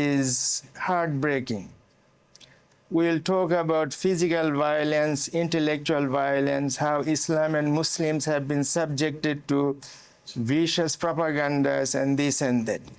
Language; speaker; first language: English; non-native, local second language; Bangla